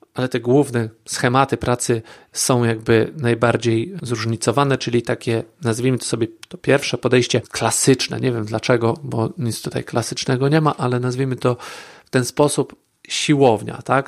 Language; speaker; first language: Polish; native; Polish